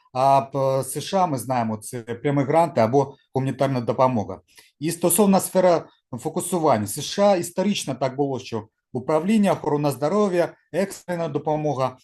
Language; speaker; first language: Ukrainian; non-native, local second language; Russian